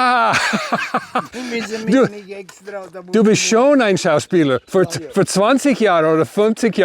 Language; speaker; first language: German; non-native, learner; English